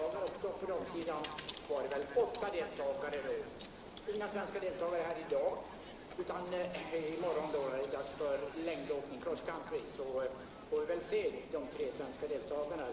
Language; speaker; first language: Swedish; native; Swedish